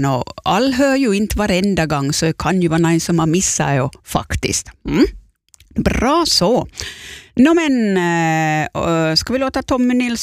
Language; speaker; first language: Swedish; native; Swedish